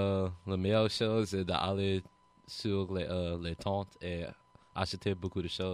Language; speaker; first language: French; non-native, local second language; English